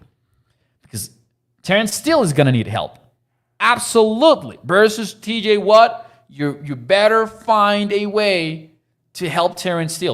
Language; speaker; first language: English; native; English